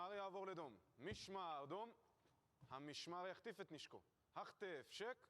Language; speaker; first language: Hebrew; native; Hebrew